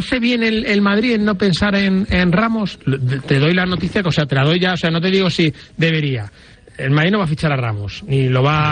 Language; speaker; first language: Spanish; native; Spanish